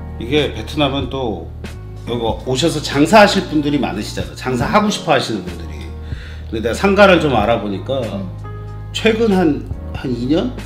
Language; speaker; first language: Korean; native; Korean